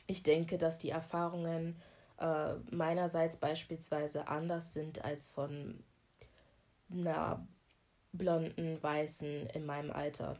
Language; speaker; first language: German; early bilingual, other home language; Akan